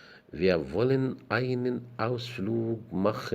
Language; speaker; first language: German; non-native, fluent; Arabic